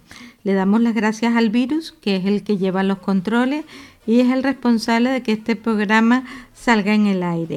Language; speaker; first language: Spanish; native; Spanish